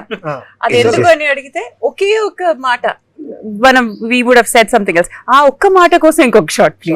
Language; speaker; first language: Telugu; non-native, fluent; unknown